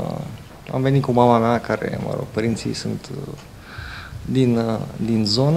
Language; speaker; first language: Romanian; early bilingual, heritage; Romanian